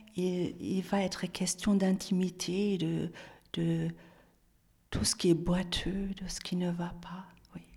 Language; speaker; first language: French; non-native, fluent; German